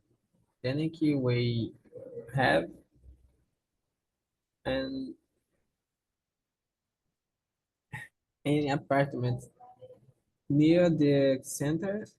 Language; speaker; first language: English; non-native, learner; Portuguese